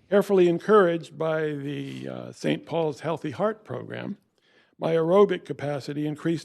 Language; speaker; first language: English; native; English